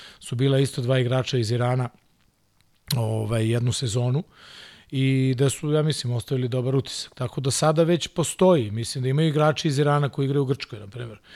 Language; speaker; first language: Serbian; non-native, local second language; Hungarian